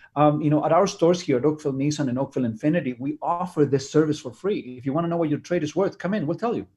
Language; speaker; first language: English; non-native, fluent; Spanish